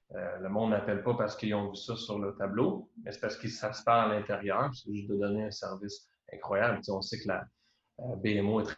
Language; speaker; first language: French; native; French